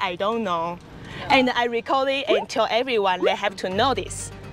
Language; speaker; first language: English; non-native, learner; Chinese